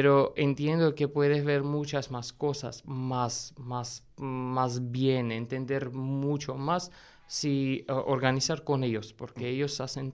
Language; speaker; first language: Spanish; non-native, fluent; Armenian